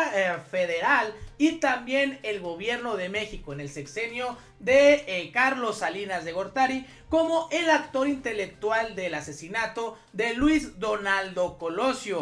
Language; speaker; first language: Spanish; native; Spanish